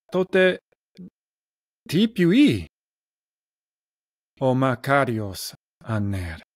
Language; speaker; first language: Greek; non-native, learner; English